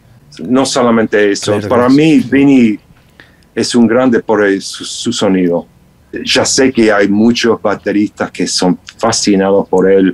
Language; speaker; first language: Spanish; non-native, fluent; English